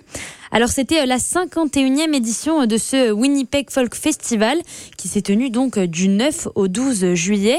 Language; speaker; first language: French; native; French